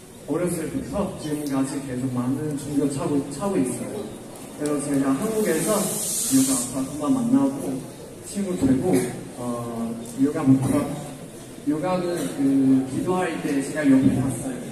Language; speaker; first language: Korean; non-native, learner; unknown